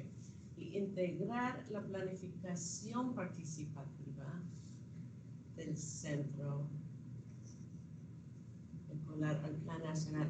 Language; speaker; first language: Spanish; non-native, fluent; English